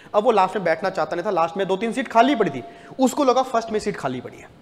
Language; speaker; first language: Hindi; native; Hindi